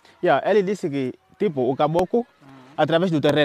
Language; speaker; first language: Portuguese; non-native, fluent; Vietnamese